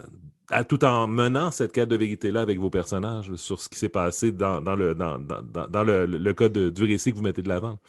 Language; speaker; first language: French; native; French